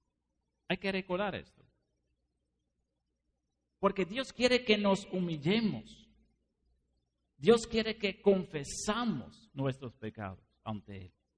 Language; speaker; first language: Spanish; non-native, fluent; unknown